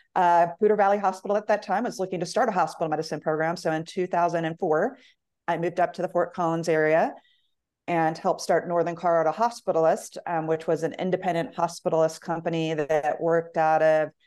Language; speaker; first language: English; native; English